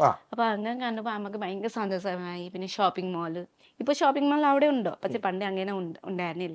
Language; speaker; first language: Malayalam; non-native, learner; Nepali